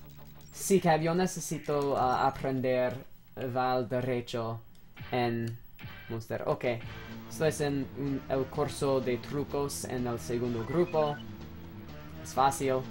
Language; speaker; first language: Spanish; non-native, learner; English